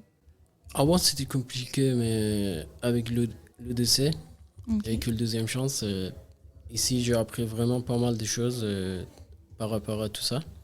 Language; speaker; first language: French; non-native, learner; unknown